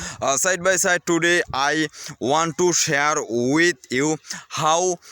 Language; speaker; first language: English; non-native, learner; Bangla